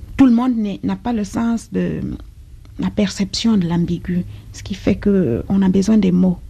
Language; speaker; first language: French; non-native, local second language; Basaa